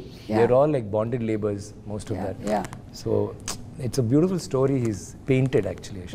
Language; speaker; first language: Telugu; non-native, learner; Tamil